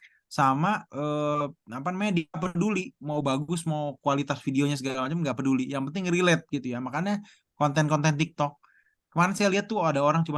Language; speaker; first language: Indonesian; native; Indonesian